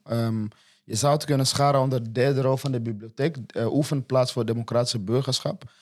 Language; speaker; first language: Dutch; non-native, fluent; Swahili